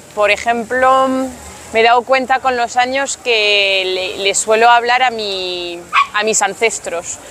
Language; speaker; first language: Spanish; non-native, fluent; French